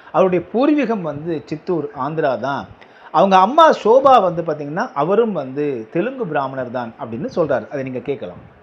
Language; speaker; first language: Tamil; native; Tamil